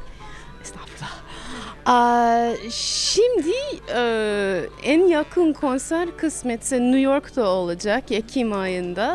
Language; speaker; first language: Turkish; non-native, fluent; English